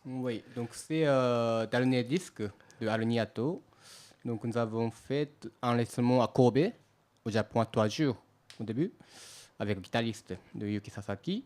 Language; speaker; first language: French; non-native, learner; Japanese